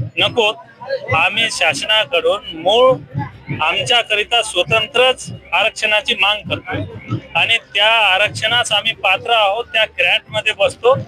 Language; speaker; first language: Marathi; non-native, local second language; Lambadi